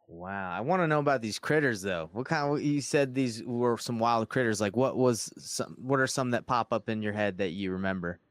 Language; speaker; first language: English; native; English